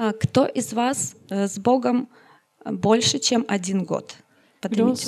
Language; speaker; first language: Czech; non-native, learner; Russian